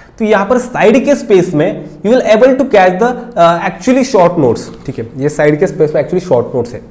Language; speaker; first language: Hindi; non-native, local second language; Marathi